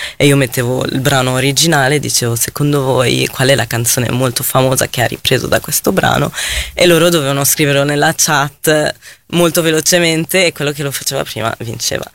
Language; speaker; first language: Italian; non-native, fluent; Arabic